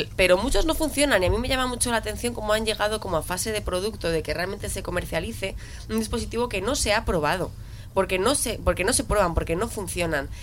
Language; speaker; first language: Spanish; native; Spanish